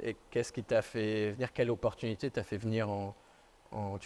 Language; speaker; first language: French; native; French